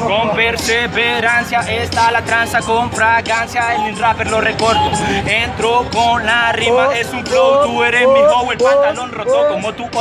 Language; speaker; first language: Spanish; native; Spanish